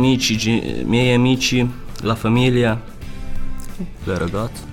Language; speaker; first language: Italian; non-native, learner; Ukrainian